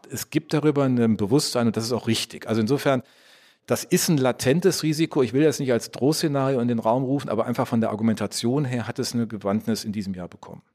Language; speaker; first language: German; native; German